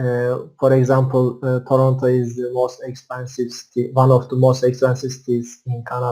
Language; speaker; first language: English; non-native, learner; Turkish